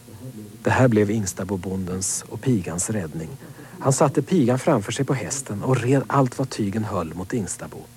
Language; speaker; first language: Swedish; native; Swedish